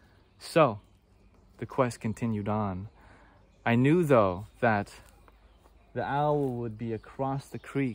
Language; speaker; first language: English; native; English